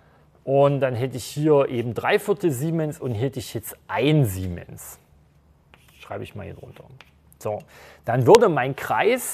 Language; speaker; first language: German; native; German